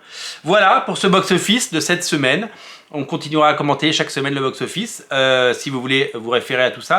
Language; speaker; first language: French; native; French